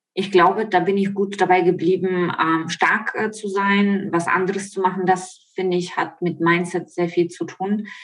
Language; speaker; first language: German; non-native, fluent; Ukrainian